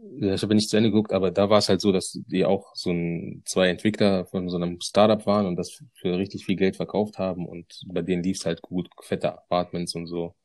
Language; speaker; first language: German; early bilingual, other home language; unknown